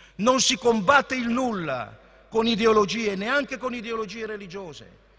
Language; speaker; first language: Italian; native; Italian